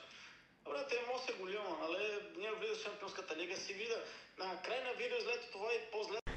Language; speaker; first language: Bulgarian; non-native, learner; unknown